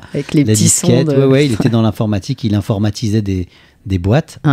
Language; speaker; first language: French; native; French